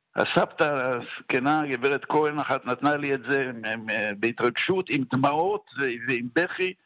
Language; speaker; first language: Hebrew; native; Hebrew